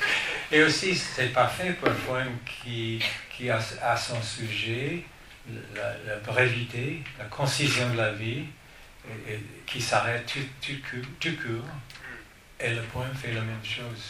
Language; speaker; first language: French; non-native, fluent; English